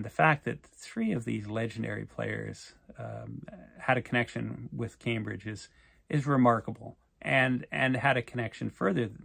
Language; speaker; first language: English; native; English